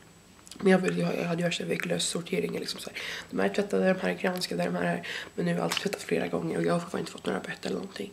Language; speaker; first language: Swedish; native; Swedish